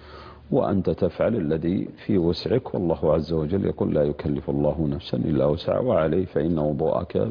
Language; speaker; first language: Arabic; native; Arabic